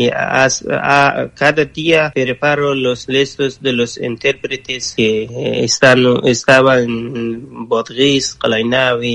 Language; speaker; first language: Spanish; non-native, learner; Persian